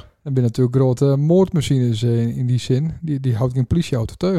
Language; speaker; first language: Dutch; native; Dutch